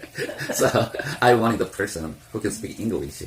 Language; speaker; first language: English; non-native, fluent; Korean